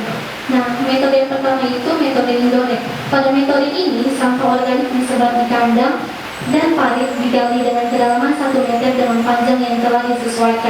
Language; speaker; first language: Indonesian; native; Indonesian